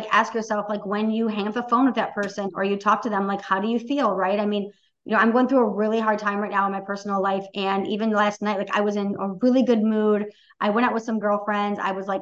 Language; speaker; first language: English; native; English